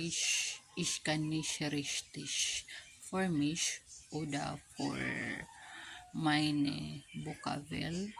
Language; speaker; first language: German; non-native, learner; Filipino